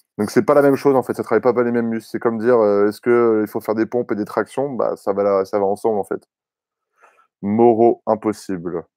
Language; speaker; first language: French; native; French